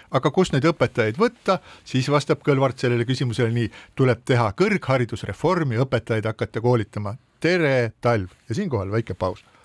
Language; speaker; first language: Estonian; native; Estonian